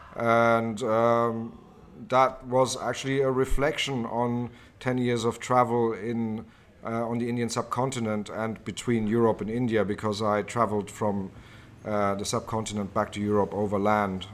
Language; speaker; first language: English; non-native, fluent; German